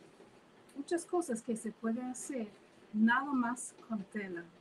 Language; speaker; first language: Spanish; non-native, fluent; English